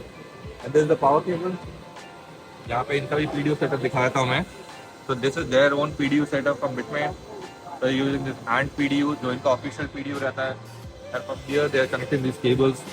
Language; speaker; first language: English; non-native, local second language; Hindi